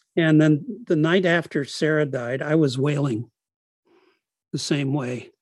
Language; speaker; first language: English; early bilingual, other home language; Italian